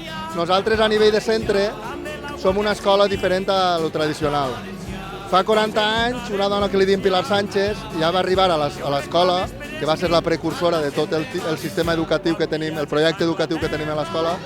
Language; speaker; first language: Catalan; native; Catalan